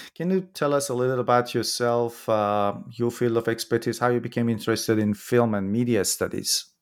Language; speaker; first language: English; non-native, fluent; Persian